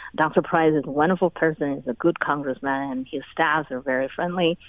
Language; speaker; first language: English; non-native, fluent; Chinese